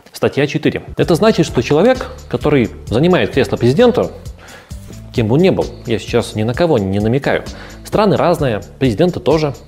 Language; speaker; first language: Russian; native; Russian